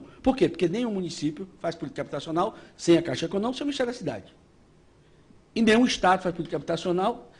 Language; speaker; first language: Portuguese; native; Portuguese